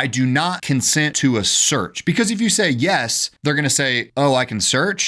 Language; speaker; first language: English; native; English